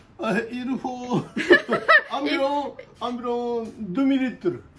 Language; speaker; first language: French; non-native, learner; Japanese